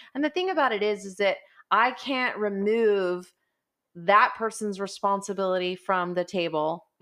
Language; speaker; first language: English; native; English